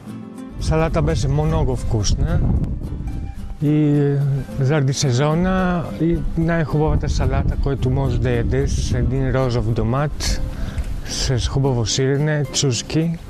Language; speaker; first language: Bulgarian; non-native, fluent; Greek